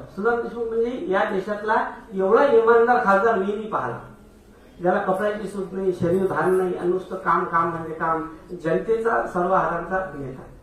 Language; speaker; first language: Marathi; non-native, local second language; Hindi